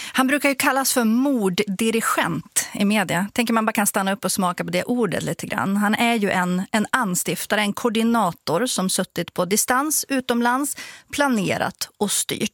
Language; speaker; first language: Swedish; native; Swedish